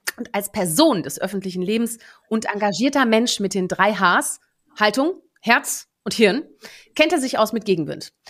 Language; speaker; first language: German; early bilingual, other home language; Dutch